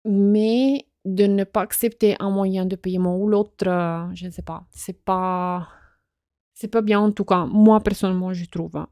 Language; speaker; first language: French; non-native, fluent; Italian